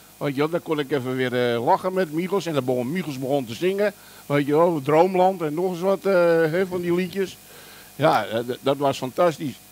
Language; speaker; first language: Dutch; early bilingual, other home language; German